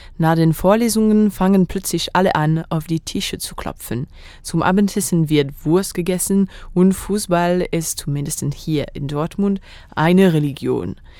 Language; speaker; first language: German; non-native, fluent; French